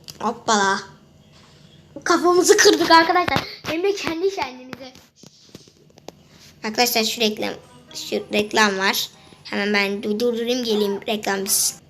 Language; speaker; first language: Turkish; native; Turkish